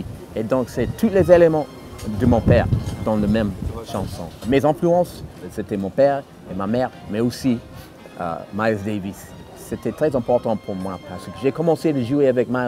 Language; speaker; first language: French; non-native, fluent; English